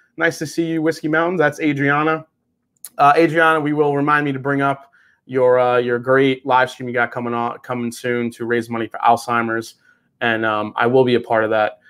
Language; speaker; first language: English; native; English